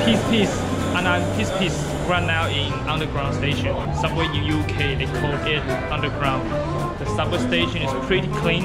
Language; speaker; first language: English; non-native, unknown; Chinese